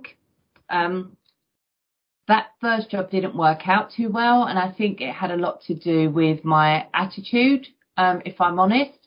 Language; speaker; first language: English; native; English